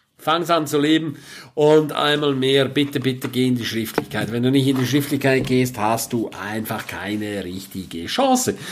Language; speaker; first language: German; non-native, local second language; Romansh